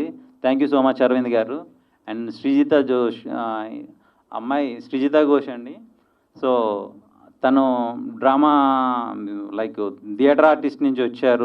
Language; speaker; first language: Telugu; native; Telugu